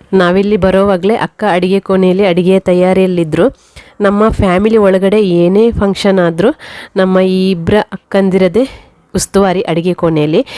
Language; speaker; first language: Kannada; non-native, local second language; Tulu